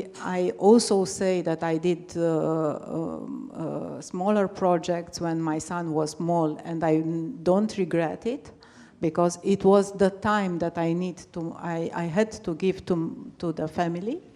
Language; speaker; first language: English; non-native, fluent; Romanian